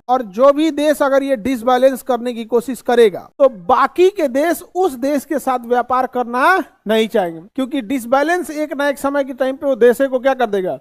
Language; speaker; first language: Hindi; native; Hindi